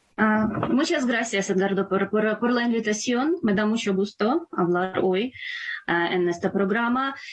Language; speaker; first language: Spanish; non-native, fluent; Ukrainian